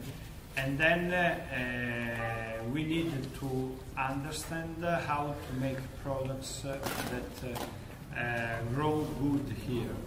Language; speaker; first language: English; non-native, learner; Italian